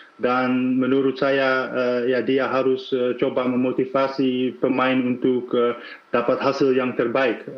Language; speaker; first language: Indonesian; non-native, fluent; Dutch